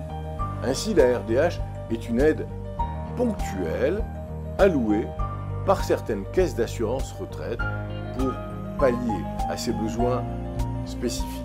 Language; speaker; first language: French; native; French